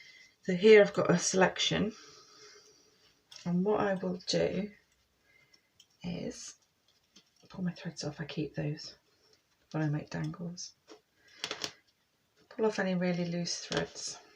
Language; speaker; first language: English; native; English